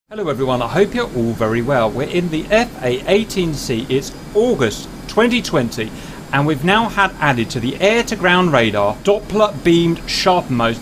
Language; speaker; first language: English; native; English